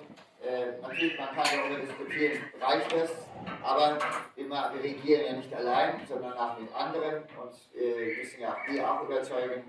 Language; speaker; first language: German; early bilingual, other home language; Turkish